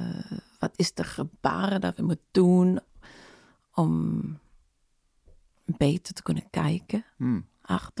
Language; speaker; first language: Dutch; non-native, fluent; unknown